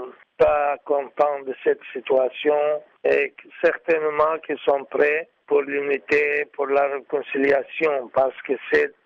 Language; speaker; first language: French; non-native, learner; Arabic